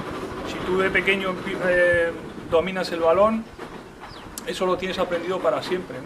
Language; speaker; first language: Spanish; native; Spanish